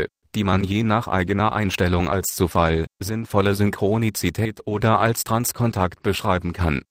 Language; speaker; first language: German; native; German